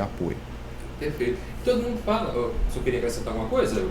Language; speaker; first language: Portuguese; native; Portuguese